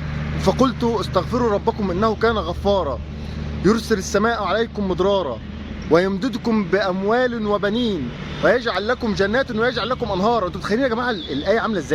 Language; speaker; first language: Arabic; native; Arabic